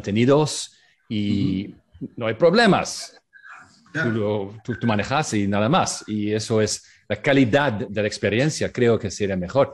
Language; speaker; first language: Spanish; non-native, learner; English